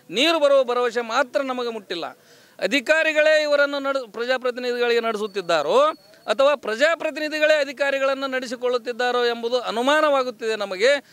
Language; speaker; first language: Kannada; native; Kannada